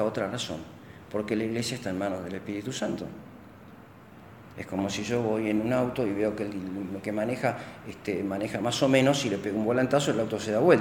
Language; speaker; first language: Spanish; native; Spanish